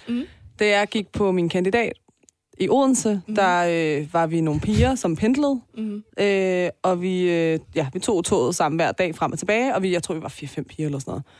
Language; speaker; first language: Danish; early bilingual, other home language; Persian